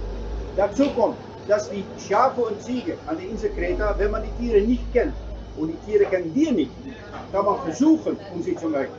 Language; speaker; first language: German; non-native, fluent; Greek